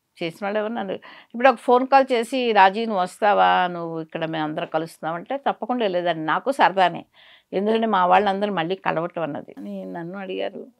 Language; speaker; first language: Telugu; native; Telugu